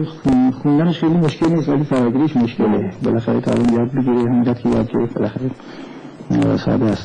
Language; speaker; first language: Persian; native; Persian